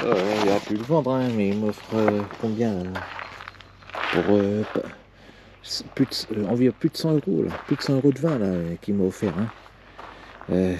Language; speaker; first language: French; native; French